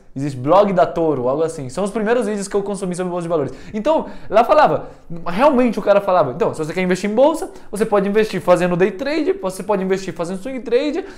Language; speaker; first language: Portuguese; early bilingual, heritage; Portuguese